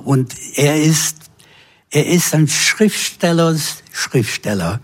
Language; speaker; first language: German; non-native, fluent; English